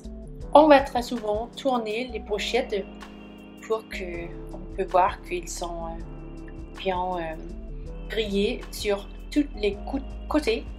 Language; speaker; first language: French; non-native, fluent; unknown